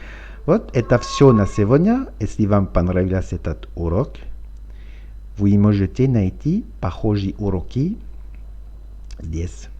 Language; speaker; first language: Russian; non-native, fluent; French